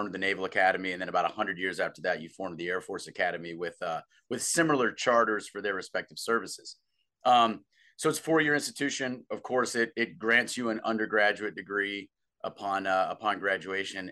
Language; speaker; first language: English; native; English